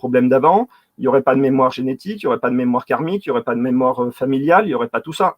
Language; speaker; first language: French; native; French